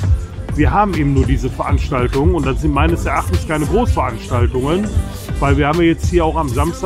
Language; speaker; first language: German; native; German